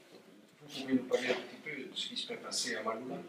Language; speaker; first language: French; non-native, local second language; Dutch